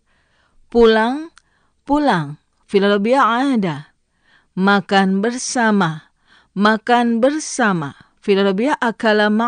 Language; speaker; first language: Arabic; non-native, fluent; Indonesian